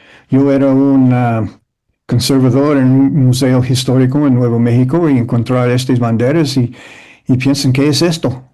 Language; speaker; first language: Spanish; early bilingual, heritage; English